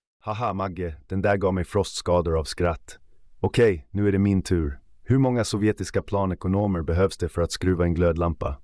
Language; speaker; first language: Swedish; native; Swedish